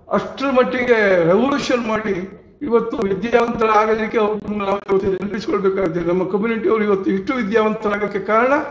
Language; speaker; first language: Kannada; non-native, local second language; Tulu